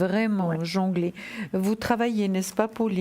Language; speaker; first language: French; native; French